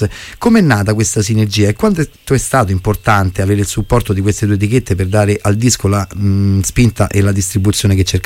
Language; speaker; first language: Italian; native; Italian